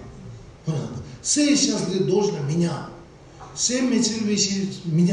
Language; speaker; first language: Russian; non-native, learner; Tibetan